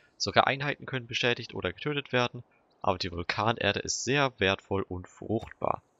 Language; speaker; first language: German; native; German